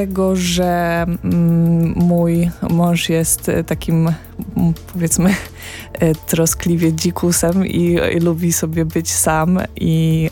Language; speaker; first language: Polish; native; Polish